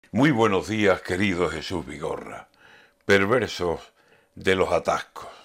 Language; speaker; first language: Spanish; native; Spanish